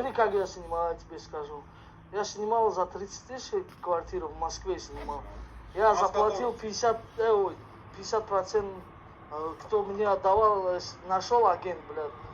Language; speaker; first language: Russian; non-native, fluent; Armenian